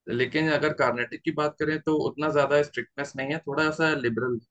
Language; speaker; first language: Hindi; native; Hindi